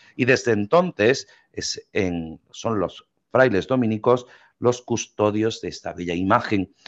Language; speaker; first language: Spanish; native; Spanish